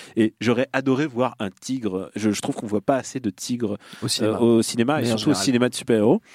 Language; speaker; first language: French; non-native, fluent; Russian